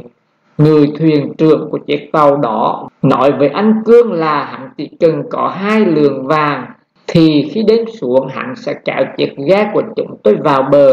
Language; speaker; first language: Vietnamese; native; Vietnamese